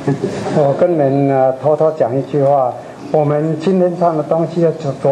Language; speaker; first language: Chinese; non-native, local second language; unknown